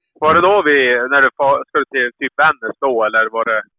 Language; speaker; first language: Swedish; native; Swedish